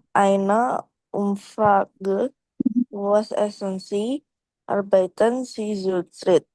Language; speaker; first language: German; non-native, learner; Indonesian